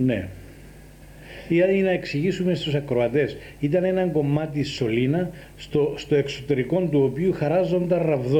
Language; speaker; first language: Greek; native; Greek